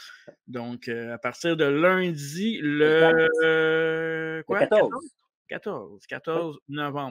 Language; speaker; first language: French; native; French